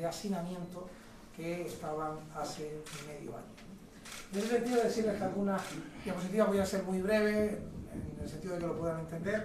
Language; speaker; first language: Spanish; native; Spanish